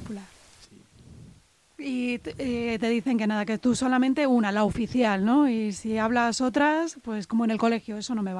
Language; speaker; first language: Spanish; native; Spanish